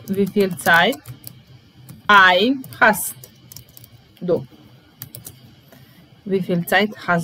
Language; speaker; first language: German; non-native, fluent; Italian